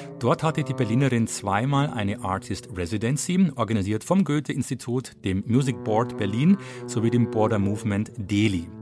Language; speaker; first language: German; native; German